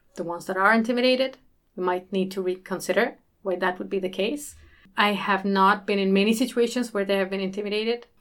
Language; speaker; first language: English; early bilingual, other home language; Swedish